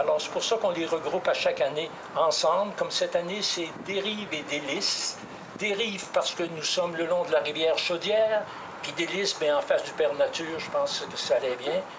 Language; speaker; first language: French; native; French